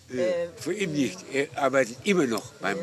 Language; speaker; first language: German; non-native, fluent; Dutch